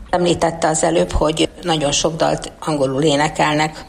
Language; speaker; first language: Hungarian; native; Hungarian